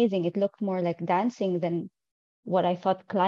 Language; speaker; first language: English; non-native, local second language; Filipino